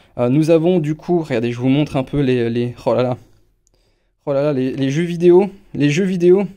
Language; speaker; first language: French; non-native, fluent; English